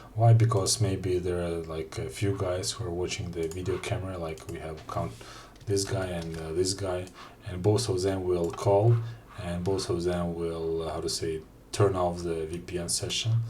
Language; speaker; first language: English; non-native, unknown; Russian